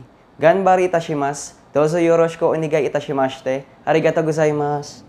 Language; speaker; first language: Japanese; non-native, learner; Filipino